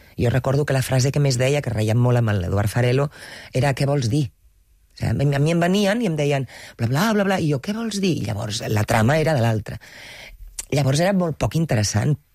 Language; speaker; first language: Catalan; non-native, local second language; Spanish